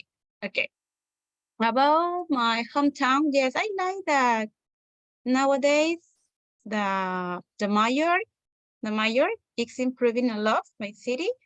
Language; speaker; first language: English; non-native, learner; Spanish